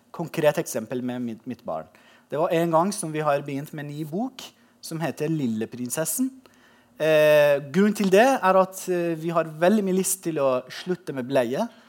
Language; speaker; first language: Norwegian; non-native, fluent; Persian